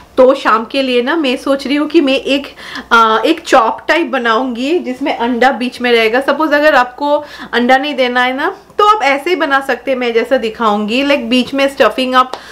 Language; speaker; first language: Hindi; non-native, local second language; Bangla